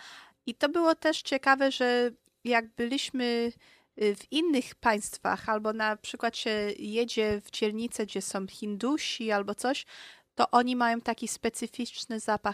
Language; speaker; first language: Polish; early bilingual, heritage; Polish